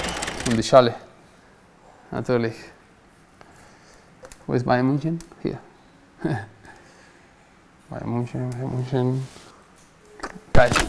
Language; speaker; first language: German; non-native, learner; Spanish